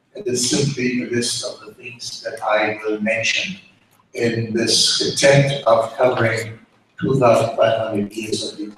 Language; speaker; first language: English; non-native, fluent; German